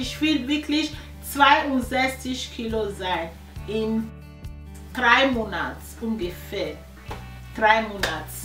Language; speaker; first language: German; non-native, learner; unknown